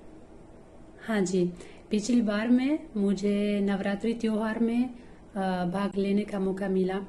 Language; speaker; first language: Hindi; non-native, learner; Italian